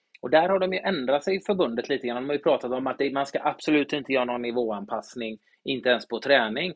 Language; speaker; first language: Swedish; native; Swedish